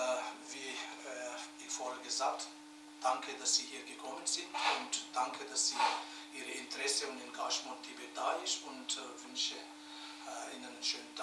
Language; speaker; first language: German; non-native, learner; Tibetan